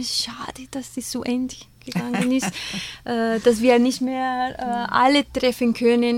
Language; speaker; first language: German; non-native, fluent; Spanish